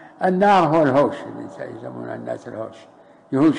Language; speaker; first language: Arabic; native; Arabic